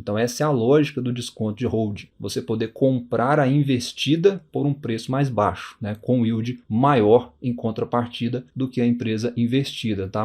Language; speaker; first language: Portuguese; native; Portuguese